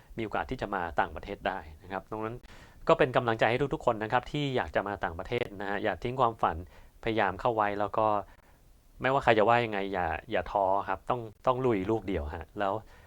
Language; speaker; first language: Thai; native; Thai